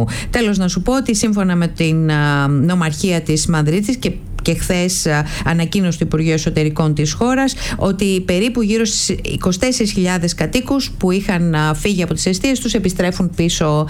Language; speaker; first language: Greek; native; Greek